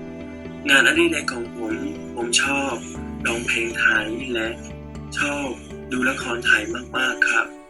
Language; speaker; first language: Thai; non-native, learner; Khmer